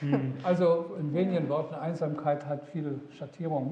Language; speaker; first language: German; native; German